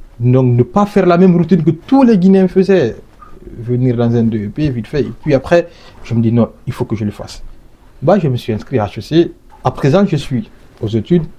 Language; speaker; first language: French; non-native, local second language; Fula